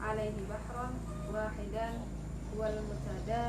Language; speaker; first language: Arabic; non-native, fluent; Indonesian